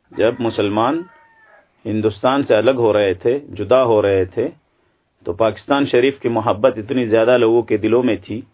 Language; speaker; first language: Urdu; non-native, local second language; Pashto